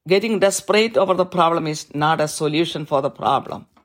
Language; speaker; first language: English; non-native, local second language; Malayalam